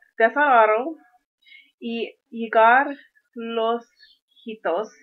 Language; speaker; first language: Spanish; non-native, learner; English